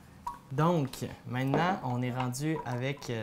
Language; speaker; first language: French; native; French